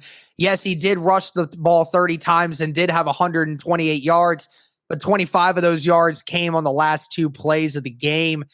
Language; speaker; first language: English; native; English